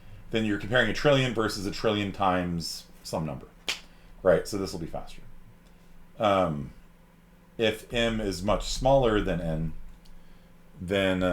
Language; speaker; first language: English; native; English